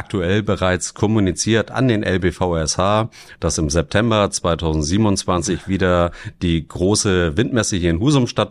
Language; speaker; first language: German; native; German